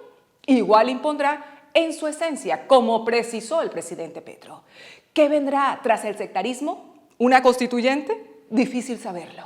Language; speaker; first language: Spanish; native; Spanish